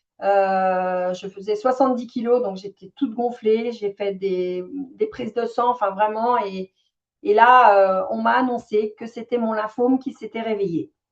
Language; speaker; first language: French; native; French